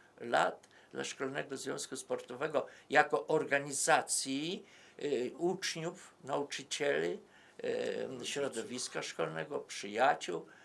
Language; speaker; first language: Polish; native; Polish